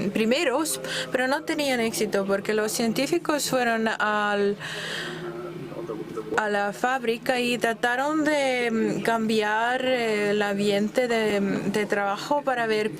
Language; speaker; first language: Spanish; non-native, fluent; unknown